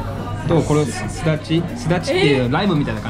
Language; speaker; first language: Japanese; native; Japanese